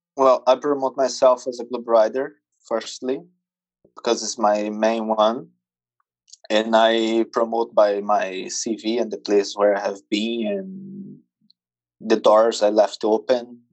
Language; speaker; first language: English; non-native, fluent; Portuguese